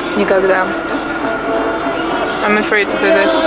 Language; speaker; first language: English; non-native, fluent; Russian